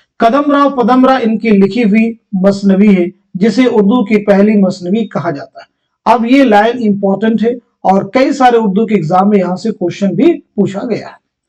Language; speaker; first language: Urdu; native; Urdu